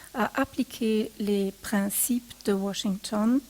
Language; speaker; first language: French; non-native, fluent; German